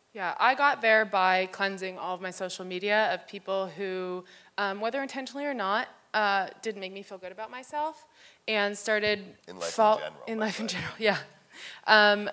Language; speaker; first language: English; native; English